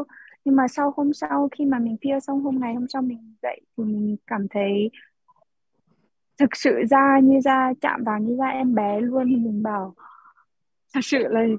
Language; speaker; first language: Vietnamese; early bilingual, heritage; Vietnamese